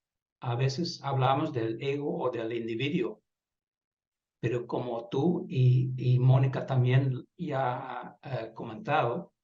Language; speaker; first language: Spanish; non-native, fluent; Dutch